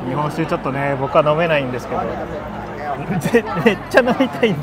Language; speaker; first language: Japanese; native; Japanese